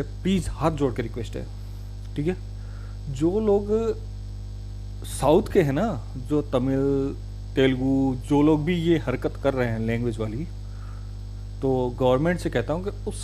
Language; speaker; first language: Hindi; native; Hindi